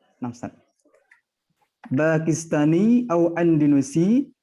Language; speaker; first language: Arabic; non-native, learner; Indonesian